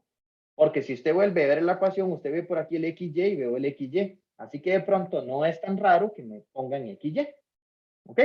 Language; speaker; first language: Spanish; native; Spanish